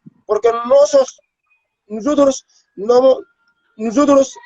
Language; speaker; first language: Spanish; non-native, learner; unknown